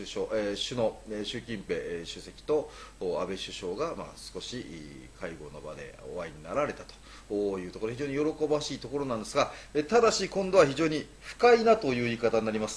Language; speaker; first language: Japanese; native; Japanese